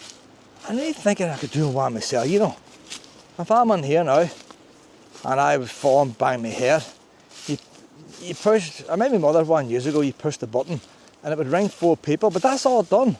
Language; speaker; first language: English; native; English